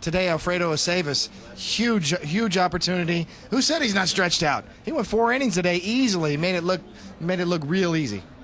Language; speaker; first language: English; native; English